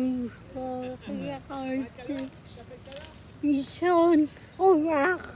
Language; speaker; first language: French; non-native, learner; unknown